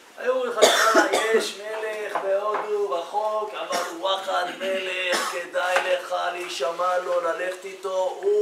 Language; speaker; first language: Hebrew; native; Hebrew